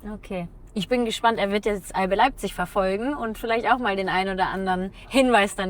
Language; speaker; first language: German; native; German